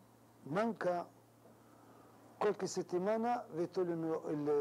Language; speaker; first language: Italian; non-native, local second language; Arabic